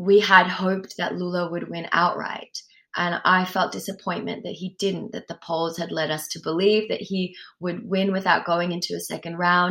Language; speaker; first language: English; native; English